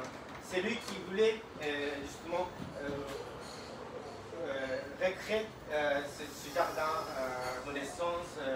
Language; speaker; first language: French; non-native, fluent; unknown